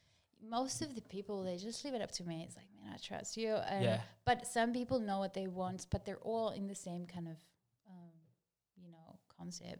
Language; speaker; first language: English; non-native, fluent; Greek